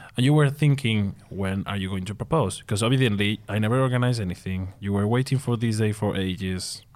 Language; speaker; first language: English; non-native, fluent; Spanish